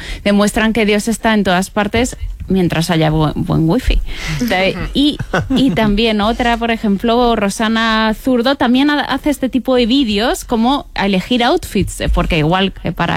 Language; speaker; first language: Spanish; native; Spanish